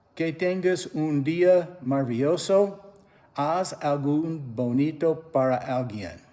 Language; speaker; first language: Spanish; non-native, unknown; English